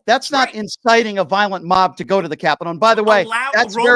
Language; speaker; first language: English; native; English